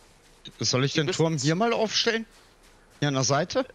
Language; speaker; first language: German; native; German